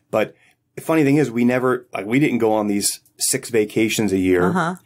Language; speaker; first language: English; native; English